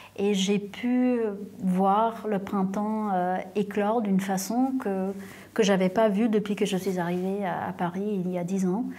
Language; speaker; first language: French; non-native, local second language; English